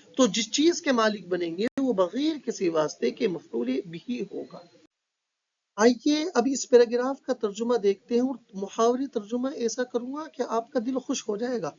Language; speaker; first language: Urdu; native; Urdu